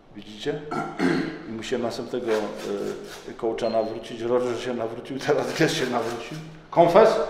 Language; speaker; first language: Polish; native; Polish